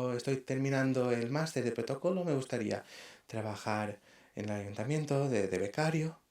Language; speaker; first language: Spanish; non-native, local second language; Catalan